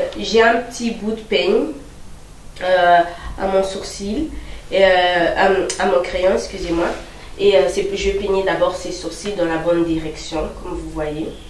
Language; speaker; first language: French; non-native, local second language; Lingala